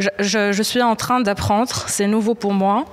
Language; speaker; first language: French; non-native, local second language; Arabic